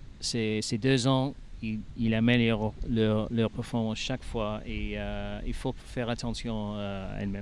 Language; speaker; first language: French; non-native, learner; English